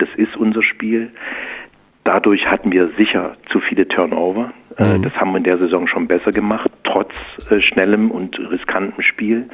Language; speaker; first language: German; native; German